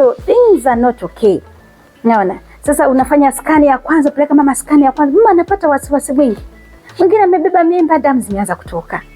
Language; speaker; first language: Swahili; non-native, local second language; Kikuyu